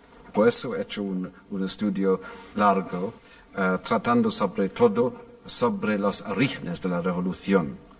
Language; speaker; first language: Spanish; non-native, fluent; English